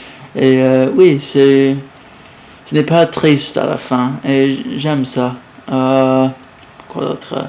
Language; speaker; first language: French; non-native, learner; English